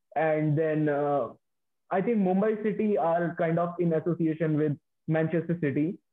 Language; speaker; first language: English; non-native, local second language; Hindi